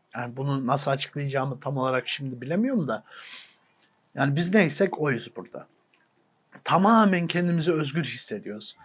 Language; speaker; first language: Turkish; early bilingual, heritage; Turkish